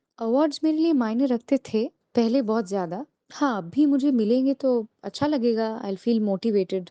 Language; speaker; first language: Hindi; non-native, local second language; Bangla